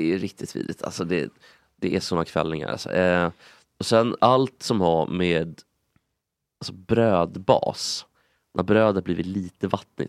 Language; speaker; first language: Swedish; native; Swedish